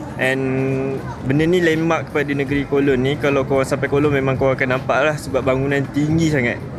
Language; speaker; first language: Malay; native; Malay